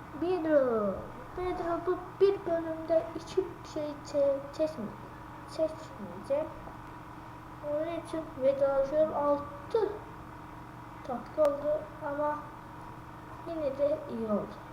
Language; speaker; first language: Turkish; non-native, learner; Azerbaijani